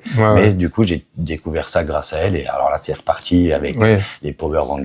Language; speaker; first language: French; native; French